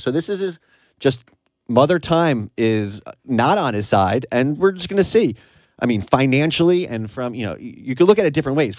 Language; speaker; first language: English; native; English